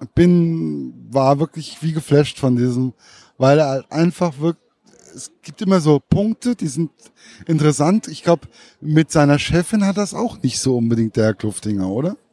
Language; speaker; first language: German; native; German